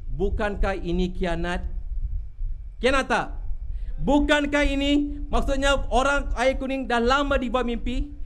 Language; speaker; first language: Malay; non-native, local second language; Tamil